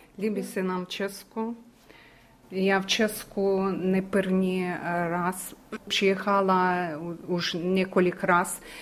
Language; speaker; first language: Czech; non-native, learner; Ukrainian